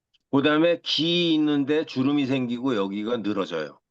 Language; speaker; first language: Korean; native; Korean